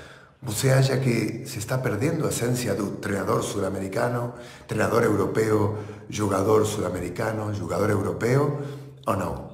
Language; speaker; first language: Portuguese; non-native, fluent; Spanish